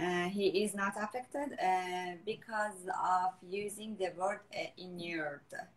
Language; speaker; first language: English; non-native, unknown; Persian